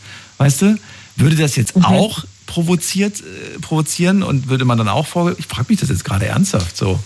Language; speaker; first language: German; native; German